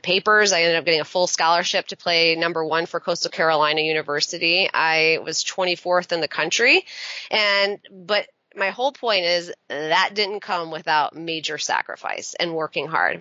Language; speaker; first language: English; native; English